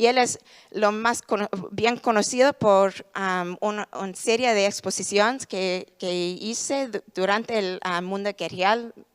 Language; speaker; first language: Spanish; non-native, learner; English